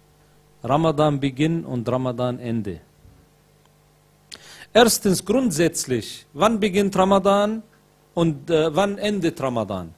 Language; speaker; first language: German; non-native, fluent; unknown